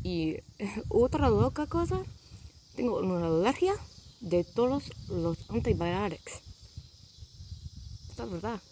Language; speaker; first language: Spanish; non-native, learner; English